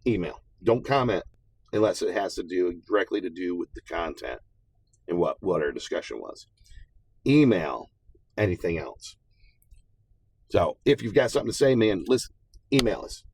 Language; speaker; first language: English; native; English